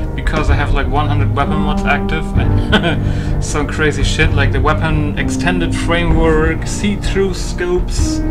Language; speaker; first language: English; non-native, fluent; German